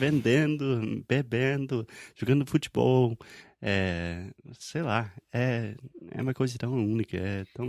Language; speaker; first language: Portuguese; non-native, fluent; English